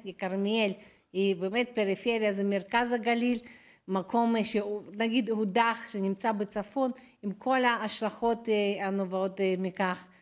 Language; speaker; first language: Hebrew; non-native, fluent; Russian